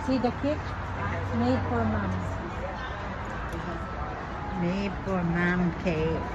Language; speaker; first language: English; non-native, learner; Filipino